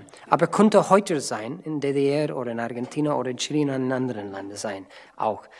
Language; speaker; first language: German; non-native, learner; English